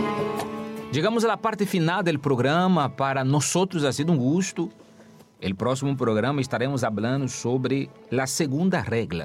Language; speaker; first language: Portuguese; non-native, learner; Spanish